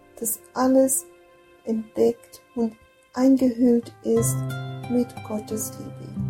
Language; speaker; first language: German; non-native, learner; Portuguese